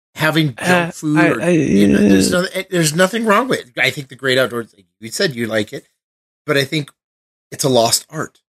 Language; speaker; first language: English; native; English